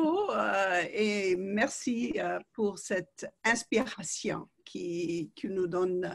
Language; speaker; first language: French; non-native, fluent; English